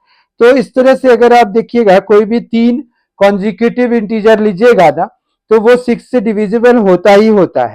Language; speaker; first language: Hindi; native; Hindi